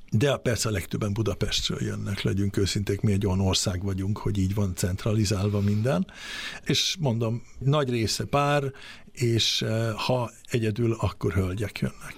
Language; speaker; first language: Hungarian; early bilingual, heritage; Swedish